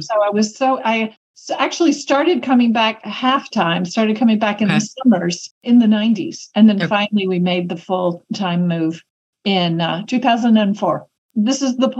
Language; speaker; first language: English; native; English